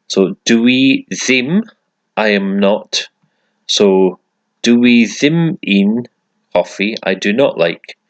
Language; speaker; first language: Welsh; non-native, learner; English